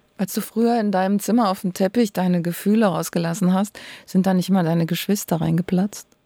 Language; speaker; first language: German; native; German